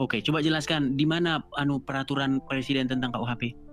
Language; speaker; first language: Indonesian; native; Indonesian